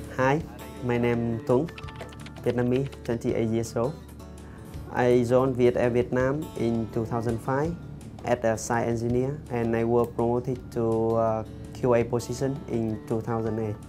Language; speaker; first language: English; non-native, fluent; Vietnamese